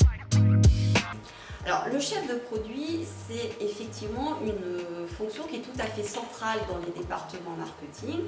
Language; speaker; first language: French; native; French